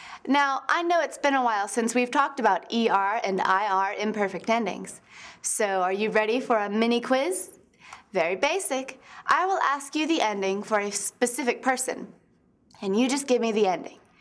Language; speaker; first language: English; native; English